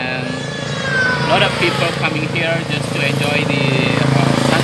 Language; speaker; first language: English; non-native, fluent; Indonesian